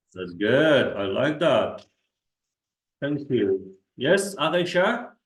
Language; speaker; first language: English; non-native, fluent; Kazakh